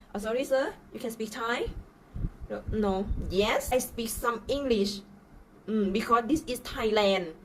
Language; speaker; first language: English; non-native, learner; Thai